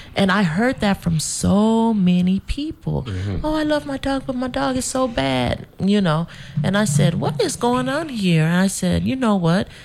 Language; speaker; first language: English; native; English